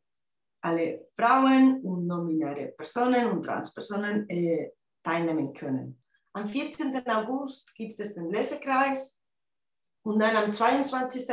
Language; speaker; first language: German; non-native, fluent; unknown